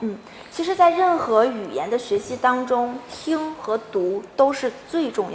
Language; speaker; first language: Chinese; native; Chinese